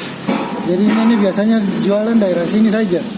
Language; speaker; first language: Malay; native; Malay